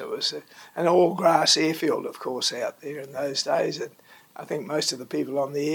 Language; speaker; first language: English; native; English